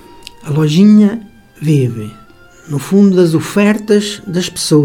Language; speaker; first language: Portuguese; native; Portuguese